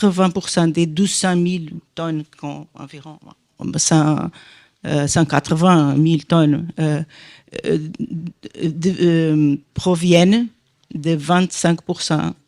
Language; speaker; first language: French; non-native, fluent; Portuguese